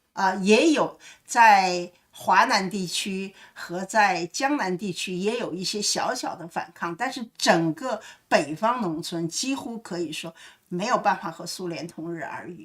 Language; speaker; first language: Chinese; native; Chinese